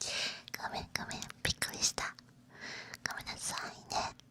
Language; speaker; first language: Japanese; non-native, learner; Chinese